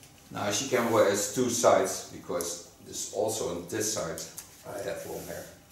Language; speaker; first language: English; non-native, fluent; Dutch